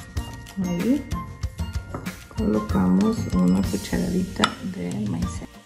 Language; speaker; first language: Spanish; native; Spanish